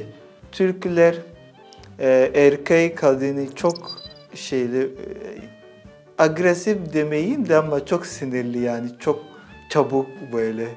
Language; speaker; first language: Turkish; non-native, fluent; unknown